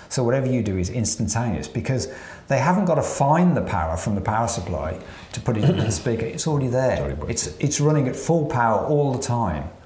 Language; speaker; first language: English; native; English